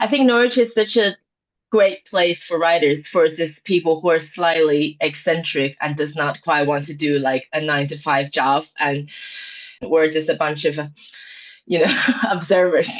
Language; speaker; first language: English; non-native, fluent; Chinese